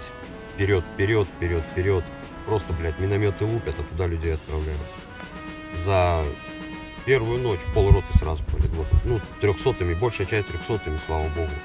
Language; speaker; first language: Russian; native; Russian